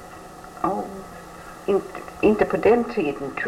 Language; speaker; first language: Swedish; early bilingual, heritage; Swedish